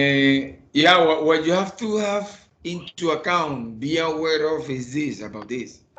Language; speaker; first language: English; non-native, fluent; Spanish